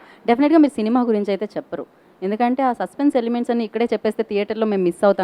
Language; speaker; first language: Telugu; native; Telugu